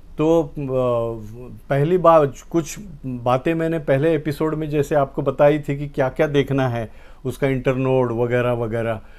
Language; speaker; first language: Hindi; non-native, local second language; Marathi